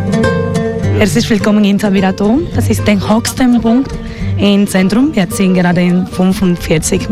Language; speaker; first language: German; non-native, learner; Spanish